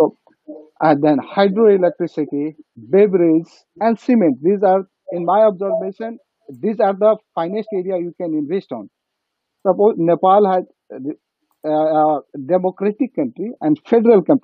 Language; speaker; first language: English; non-native, local second language; Nepali